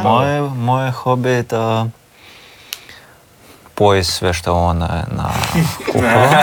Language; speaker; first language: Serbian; non-native, learner; Russian